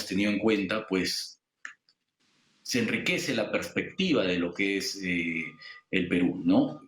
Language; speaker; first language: Spanish; native; Spanish